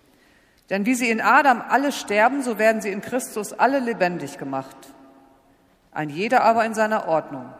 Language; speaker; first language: German; native; German